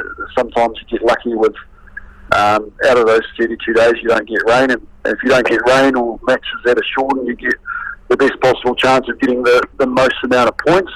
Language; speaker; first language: English; native; English